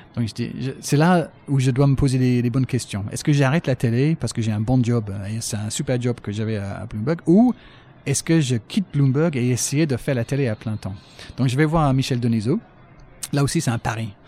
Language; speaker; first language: French; non-native, fluent; English